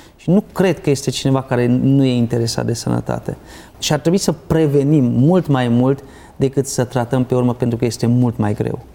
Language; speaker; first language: Romanian; non-native, local second language; Hungarian